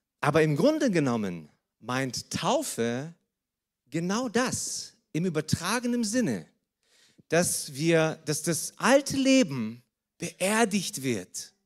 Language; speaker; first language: German; early bilingual, other home language; Russian